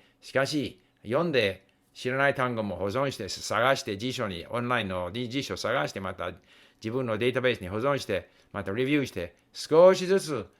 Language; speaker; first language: Japanese; non-native, fluent; English